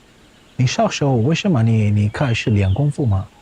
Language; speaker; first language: Chinese; non-native, learner; Italian